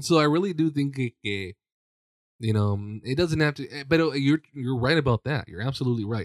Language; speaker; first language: English; early bilingual, other home language; Spanish